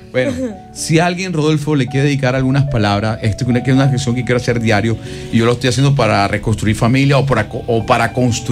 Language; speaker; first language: Spanish; native; Spanish